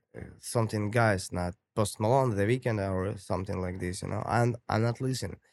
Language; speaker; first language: English; non-native, learner; Ukrainian